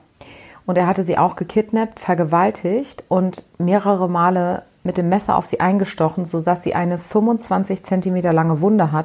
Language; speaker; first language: German; native; German